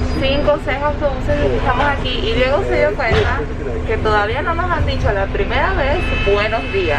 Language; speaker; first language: Spanish; native; Spanish